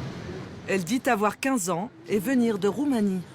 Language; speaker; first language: French; native; French